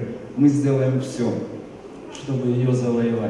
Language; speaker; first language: Russian; native; Russian